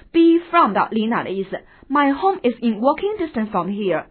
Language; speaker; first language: English; non-native, fluent; Chinese